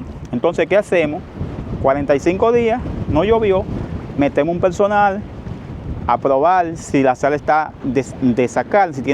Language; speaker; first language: Spanish; native; Spanish